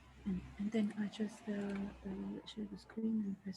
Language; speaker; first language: English; non-native, fluent; Serbian